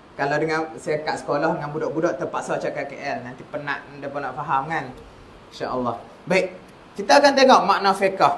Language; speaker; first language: Malay; native; Malay